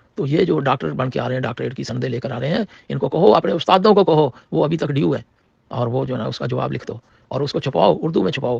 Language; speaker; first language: Urdu; non-native, local second language; Punjabi